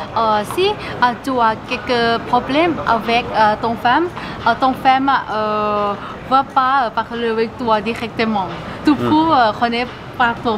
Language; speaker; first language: French; non-native, learner; Thai